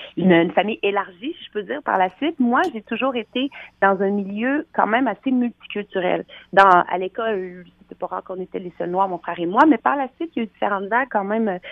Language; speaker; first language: French; native; French